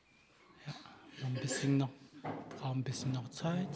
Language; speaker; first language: German; non-native, fluent; Chinese